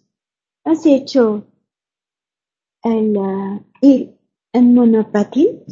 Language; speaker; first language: Spanish; non-native, learner; German